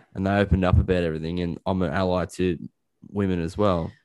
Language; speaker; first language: English; native; English